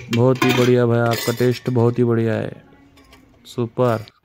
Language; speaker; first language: Hindi; non-native, local second language; Marathi